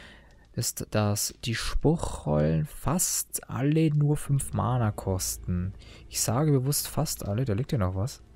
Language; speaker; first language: German; native; German